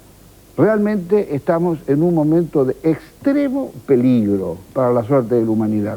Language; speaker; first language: Spanish; native; Spanish